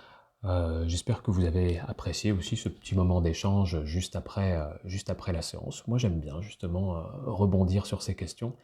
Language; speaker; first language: French; native; French